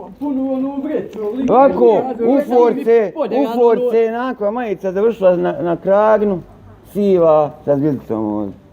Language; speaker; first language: Bosnian; native; Bosnian